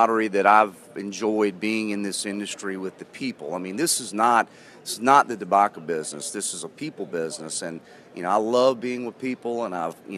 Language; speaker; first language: English; native; English